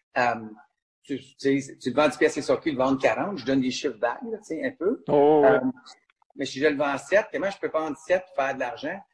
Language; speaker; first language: French; native; French